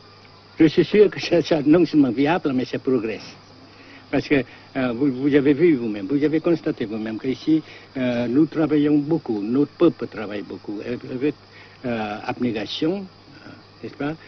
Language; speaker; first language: French; non-native, local second language; Vietnamese